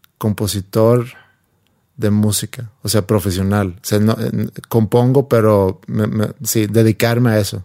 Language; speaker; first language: Spanish; non-native, fluent; Swedish